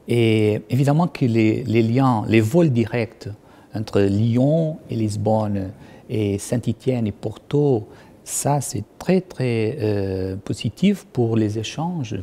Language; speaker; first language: French; non-native, fluent; Portuguese